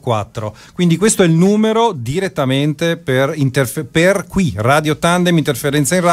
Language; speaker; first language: Italian; native; Italian